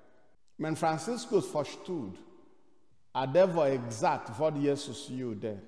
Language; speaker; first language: Swedish; non-native, fluent; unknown